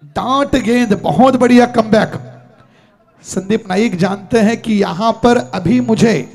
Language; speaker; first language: Hindi; non-native, local second language; Marathi